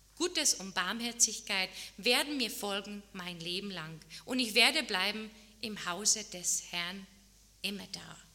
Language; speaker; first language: German; non-native, fluent; Czech